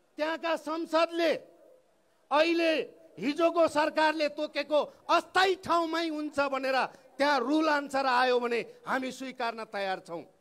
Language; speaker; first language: Nepali; non-native, local second language; Eastern Tamang